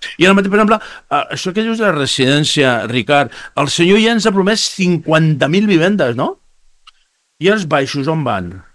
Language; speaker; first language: Catalan; non-native, fluent; Spanish